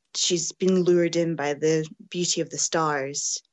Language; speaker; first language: English; native; English